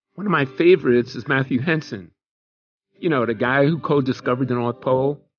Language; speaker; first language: English; native; English